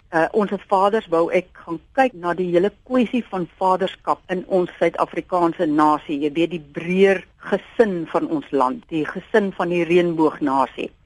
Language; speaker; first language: Afrikaans; native; Afrikaans